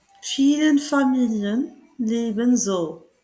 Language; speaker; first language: German; non-native, learner; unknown